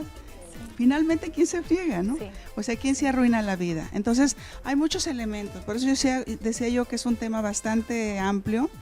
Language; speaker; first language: Spanish; native; Spanish